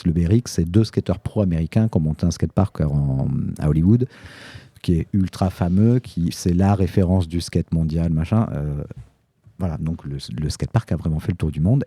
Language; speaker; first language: French; native; French